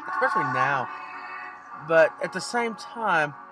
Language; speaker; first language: English; native; English